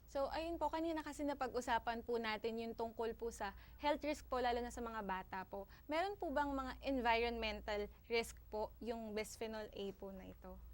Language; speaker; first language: Filipino; native; Filipino